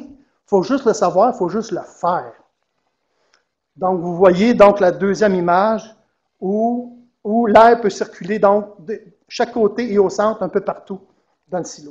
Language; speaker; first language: French; native; French